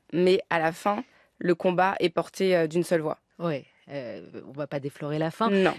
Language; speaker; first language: French; native; French